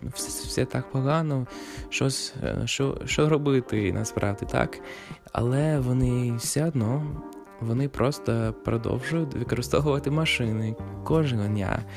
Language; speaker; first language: Ukrainian; non-native, fluent; English